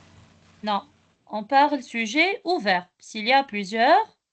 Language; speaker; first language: French; non-native, local second language; Arabic